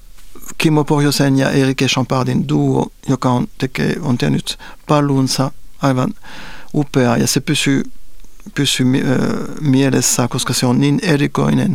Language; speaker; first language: Finnish; non-native, fluent; French